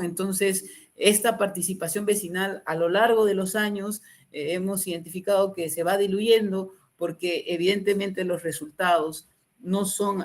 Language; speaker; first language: Spanish; native; Spanish